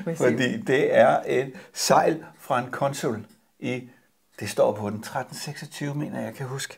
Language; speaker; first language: Danish; native; Danish